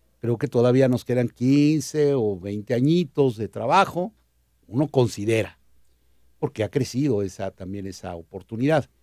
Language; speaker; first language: Spanish; native; Spanish